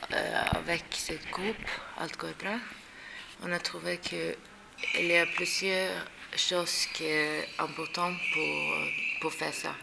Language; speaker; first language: French; non-native, learner; Norwegian